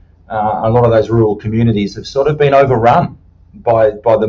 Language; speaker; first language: English; native; English